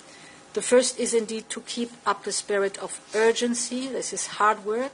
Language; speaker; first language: English; non-native, fluent; German